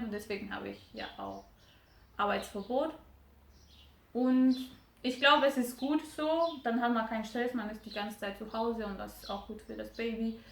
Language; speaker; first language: German; non-native, fluent; Romanian